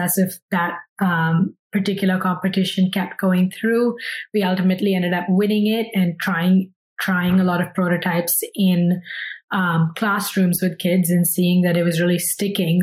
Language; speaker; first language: English; non-native, local second language; Hindi